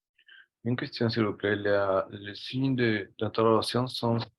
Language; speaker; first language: French; non-native, learner; Spanish